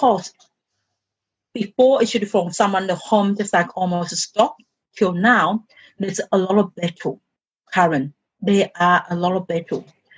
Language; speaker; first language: English; non-native, fluent; Chinese